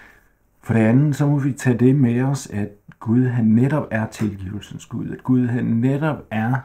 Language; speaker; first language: Danish; native; Danish